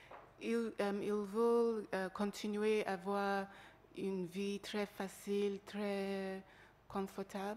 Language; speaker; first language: French; non-native, learner; English